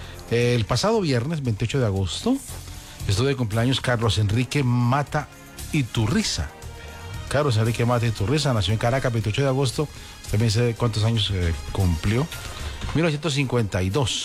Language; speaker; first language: Spanish; native; Spanish